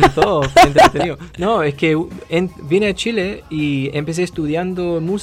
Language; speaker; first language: Spanish; non-native, fluent; English